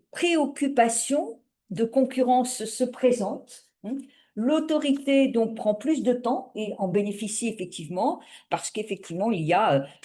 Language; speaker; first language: French; native; French